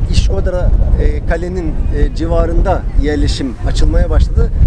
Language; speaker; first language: Turkish; non-native, fluent; Albanian